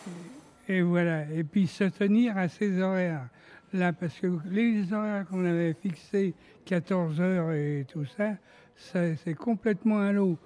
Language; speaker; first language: French; native; French